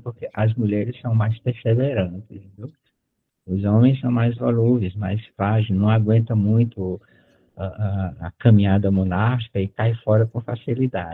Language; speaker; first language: Portuguese; native; Portuguese